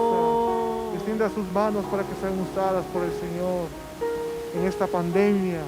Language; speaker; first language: Spanish; native; Spanish